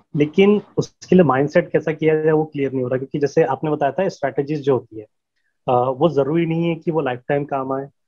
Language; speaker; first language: Hindi; native; Hindi